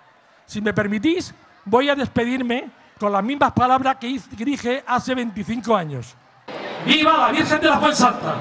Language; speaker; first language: Spanish; native; Spanish